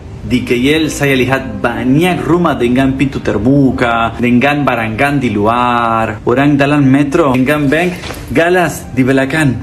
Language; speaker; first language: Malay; non-native, learner; Spanish